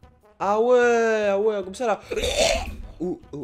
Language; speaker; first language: French; native; French